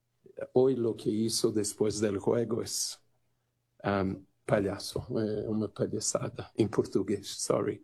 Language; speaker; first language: Spanish; non-native, learner; Portuguese